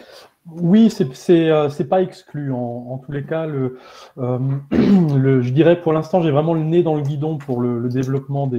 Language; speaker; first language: French; native; French